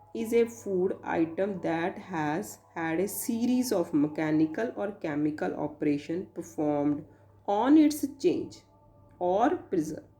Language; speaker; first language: English; non-native, local second language; Punjabi